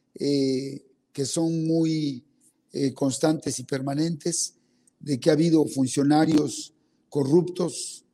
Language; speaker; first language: Spanish; non-native, local second language; Zapotec